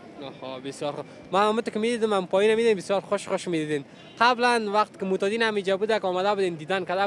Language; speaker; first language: Persian; native; Persian